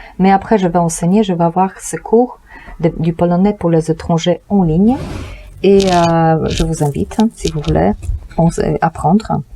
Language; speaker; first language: French; non-native, fluent; Polish